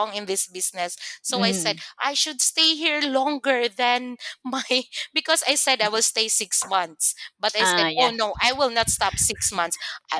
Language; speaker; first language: English; non-native, local second language; Cebuano